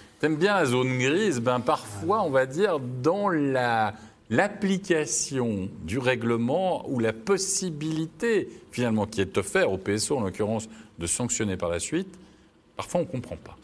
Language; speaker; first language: French; native; French